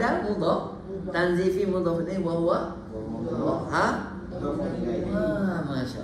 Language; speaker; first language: Arabic; non-native, fluent; Malay